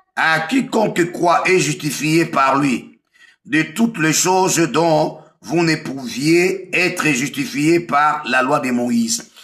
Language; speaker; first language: French; non-native, local second language; Swahili